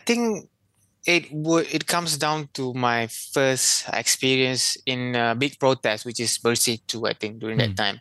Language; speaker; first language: English; non-native, local second language; Malay